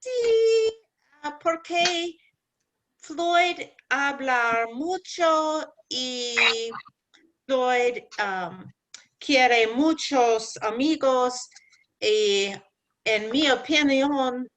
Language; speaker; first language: Spanish; non-native, learner; English